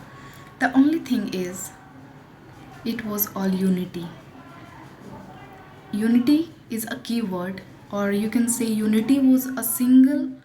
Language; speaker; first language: English; non-native, local second language; Hindi